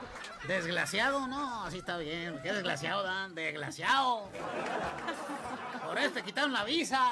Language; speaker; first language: Spanish; native; Spanish